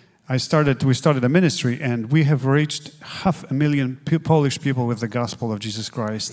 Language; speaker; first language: English; non-native, fluent; Polish